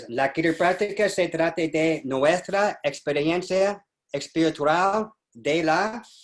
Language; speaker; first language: Spanish; non-native, learner; English